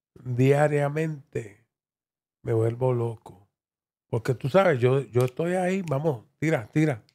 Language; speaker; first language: Spanish; early bilingual, heritage; Spanish